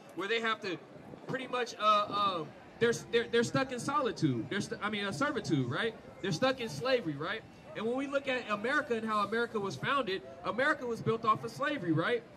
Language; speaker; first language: English; native; English